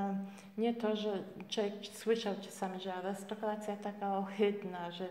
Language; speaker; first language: Polish; early bilingual, heritage; Polish